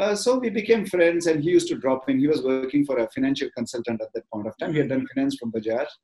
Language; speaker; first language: English; non-native, local second language; Tamil